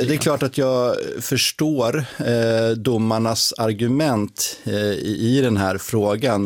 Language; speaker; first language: Swedish; native; Swedish